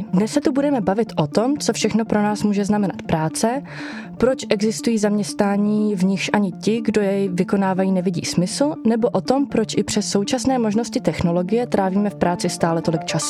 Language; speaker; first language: Czech; native; Czech